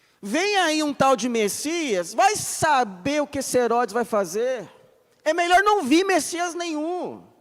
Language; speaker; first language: Portuguese; native; Portuguese